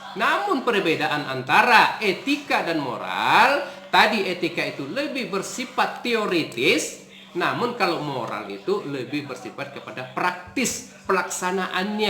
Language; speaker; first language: Indonesian; native; Indonesian